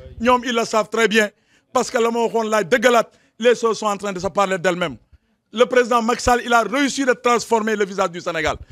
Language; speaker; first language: French; non-native, local second language; Wolof